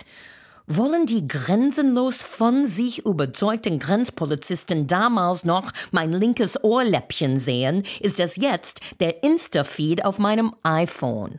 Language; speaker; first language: German; non-native, fluent; English